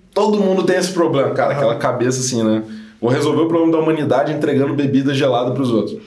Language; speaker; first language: Portuguese; native; Portuguese